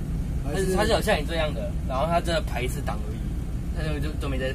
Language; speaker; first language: Chinese; native; Chinese